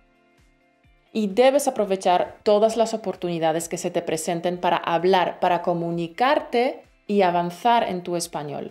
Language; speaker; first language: Spanish; native; Spanish